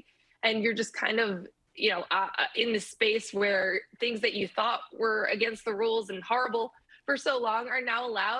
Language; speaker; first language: English; native; English